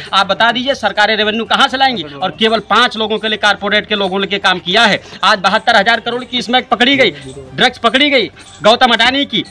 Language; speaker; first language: Hindi; native; Hindi